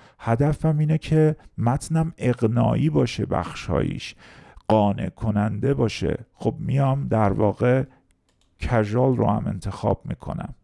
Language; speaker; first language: Persian; native; Persian